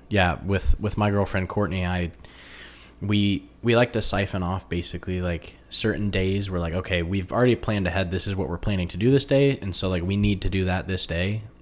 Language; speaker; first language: English; native; English